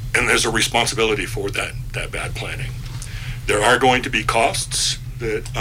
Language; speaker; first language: English; native; English